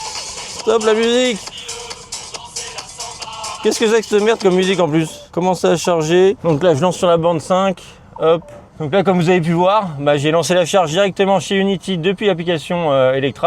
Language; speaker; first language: French; native; French